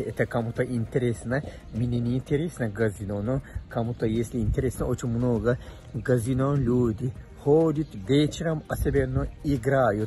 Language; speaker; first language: Russian; non-native, fluent; Turkish